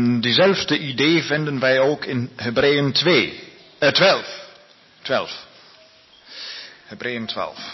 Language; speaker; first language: Dutch; non-native, learner; Spanish